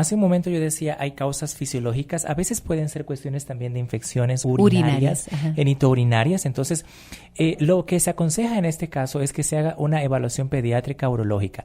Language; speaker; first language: Spanish; native; Spanish